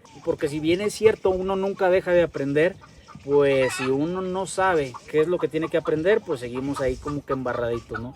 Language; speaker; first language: Spanish; native; Spanish